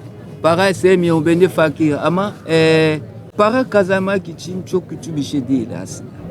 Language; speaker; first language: Turkish; non-native, learner; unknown